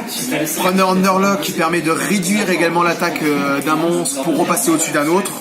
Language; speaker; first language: French; native; French